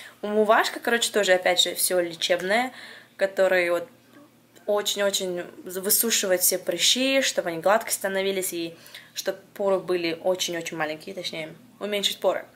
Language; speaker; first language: Russian; early bilingual, heritage; Russian